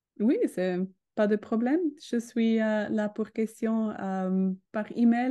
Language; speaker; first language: French; non-native, learner; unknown